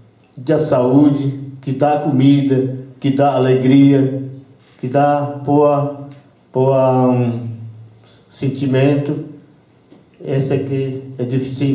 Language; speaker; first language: Portuguese; non-native, local second language; Yanomámi